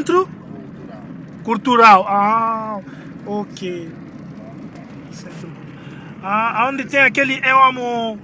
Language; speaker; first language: Portuguese; non-native, learner; Lingala